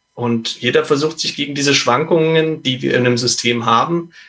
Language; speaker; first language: German; native; German